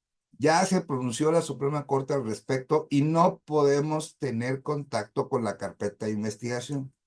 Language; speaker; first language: Spanish; native; Spanish